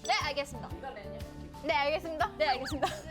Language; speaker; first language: Korean; non-native, fluent; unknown